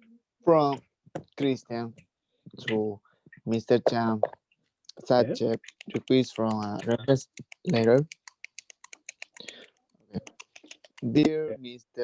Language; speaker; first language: English; non-native, learner; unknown